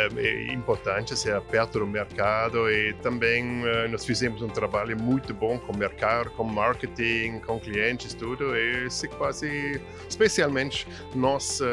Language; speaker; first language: Portuguese; non-native, fluent; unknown